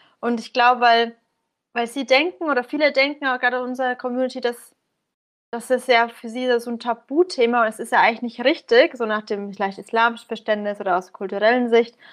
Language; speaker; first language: German; early bilingual, other home language; Persian